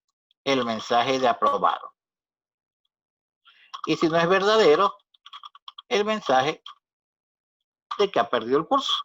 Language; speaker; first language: Spanish; native; Spanish